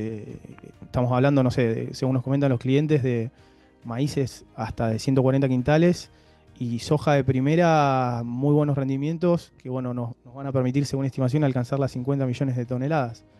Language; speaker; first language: Spanish; native; Spanish